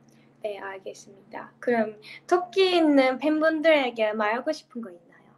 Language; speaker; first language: Korean; non-native, learner; Turkish